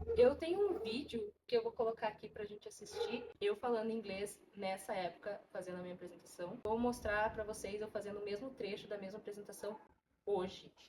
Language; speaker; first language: Portuguese; native; Portuguese